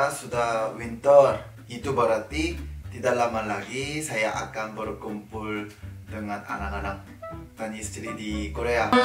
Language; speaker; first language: Indonesian; non-native, fluent; Korean